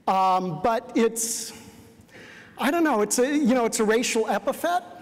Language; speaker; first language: English; native; English